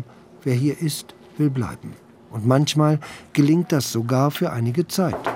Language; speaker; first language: German; native; German